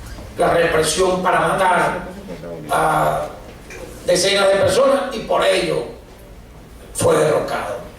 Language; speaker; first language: Spanish; native; Spanish